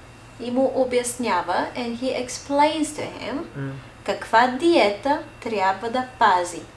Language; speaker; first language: Bulgarian; non-native, fluent; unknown